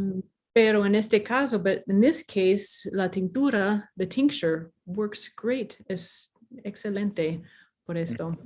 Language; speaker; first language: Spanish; non-native, fluent; English